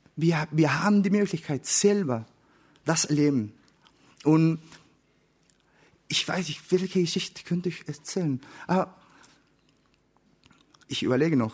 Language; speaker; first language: German; non-native, learner; Spanish